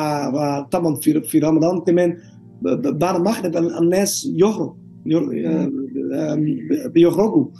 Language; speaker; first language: Arabic; non-native, learner; Dutch